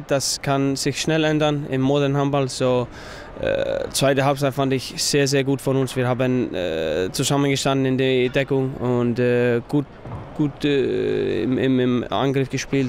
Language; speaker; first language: German; non-native, fluent; Icelandic